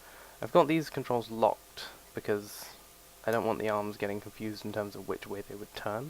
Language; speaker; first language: English; native; English